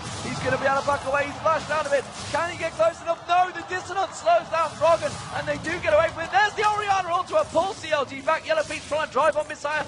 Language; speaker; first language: English; native; English